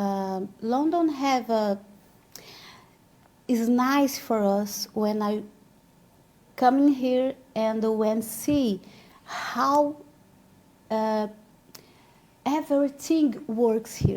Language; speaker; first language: English; non-native, learner; Portuguese